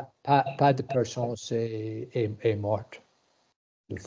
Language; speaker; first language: French; non-native, learner; English